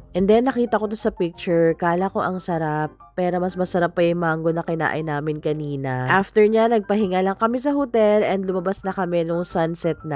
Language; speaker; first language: Filipino; native; Filipino